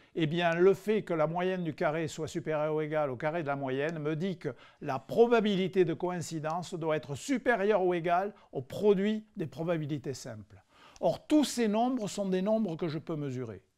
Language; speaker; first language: French; native; French